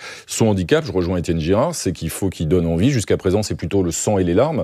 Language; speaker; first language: French; native; French